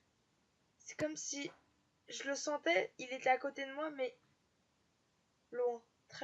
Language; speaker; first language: French; native; French